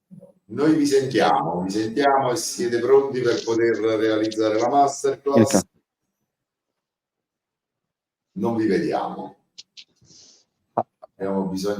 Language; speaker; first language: Italian; native; Italian